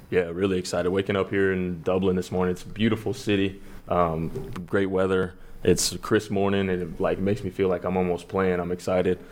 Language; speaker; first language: English; native; English